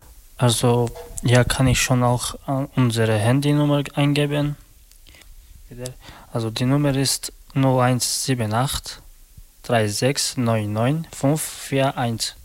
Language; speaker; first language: German; non-native, learner; Romany